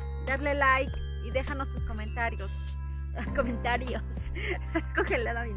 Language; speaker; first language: Spanish; native; Spanish